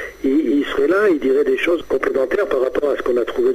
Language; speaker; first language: French; native; French